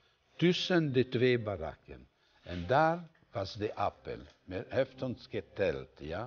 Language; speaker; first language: Dutch; non-native, fluent; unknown